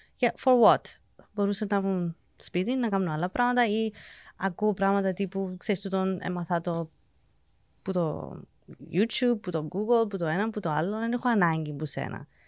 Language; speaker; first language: Greek; early bilingual, heritage; English